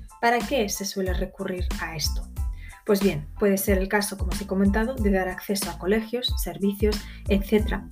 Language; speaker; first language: Spanish; native; Spanish